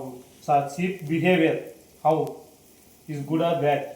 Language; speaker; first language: English; non-native, learner; Telugu